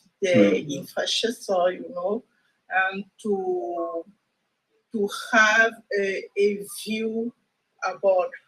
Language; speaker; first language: English; non-native, local second language; French